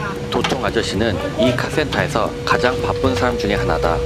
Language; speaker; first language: Korean; native; Korean